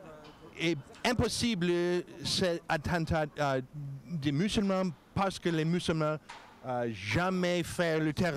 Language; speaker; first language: French; non-native, learner; English